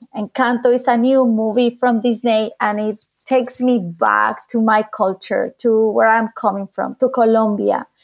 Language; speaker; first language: English; non-native, fluent; Spanish